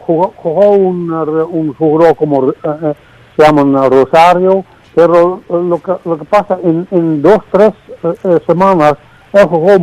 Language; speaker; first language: Spanish; non-native, fluent; Dutch